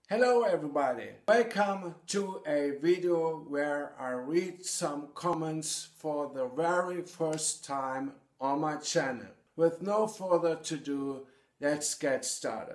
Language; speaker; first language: English; non-native, fluent; German